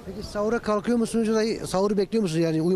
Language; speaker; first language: Turkish; native; Turkish